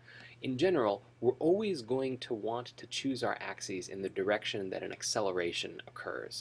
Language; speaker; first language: English; native; English